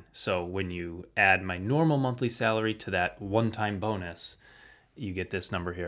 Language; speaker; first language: English; native; English